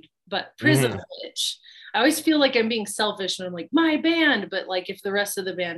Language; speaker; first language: English; native; English